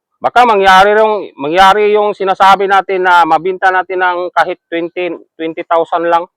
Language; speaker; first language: Filipino; non-native, local second language; Cebuano